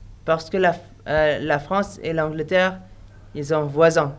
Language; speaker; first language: French; non-native, fluent; Indonesian